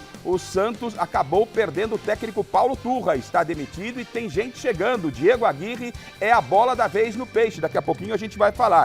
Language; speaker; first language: Portuguese; native; Portuguese